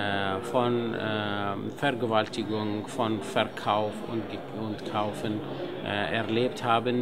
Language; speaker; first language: German; non-native, fluent; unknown